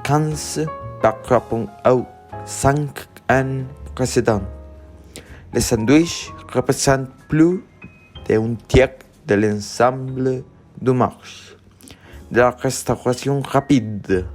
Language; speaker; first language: French; non-native, learner; Spanish